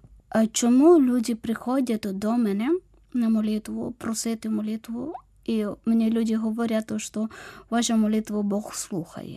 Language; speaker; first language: Ukrainian; non-native, learner; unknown